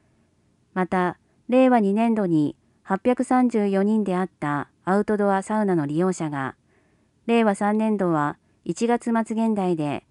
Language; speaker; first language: Japanese; native; Japanese